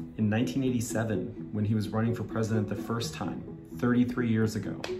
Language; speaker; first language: English; native; English